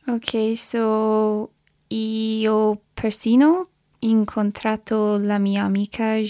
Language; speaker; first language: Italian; non-native, learner; English